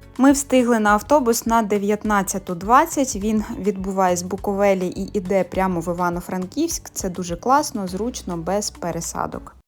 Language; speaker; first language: Ukrainian; non-native, local second language; Russian